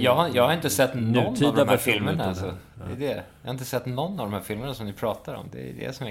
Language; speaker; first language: Swedish; native; Swedish